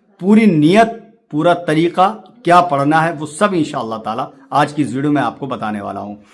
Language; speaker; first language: Urdu; native; Urdu